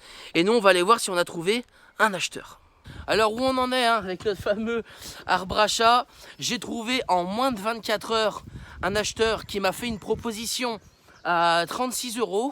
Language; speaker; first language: French; native; French